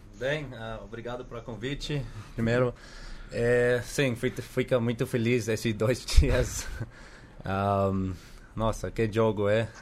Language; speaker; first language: Portuguese; non-native, learner; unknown